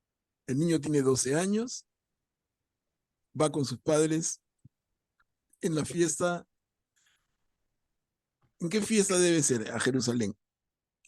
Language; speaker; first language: Spanish; native; Spanish